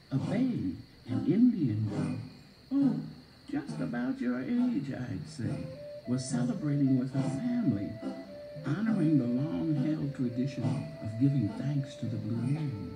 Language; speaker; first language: English; non-native, fluent; French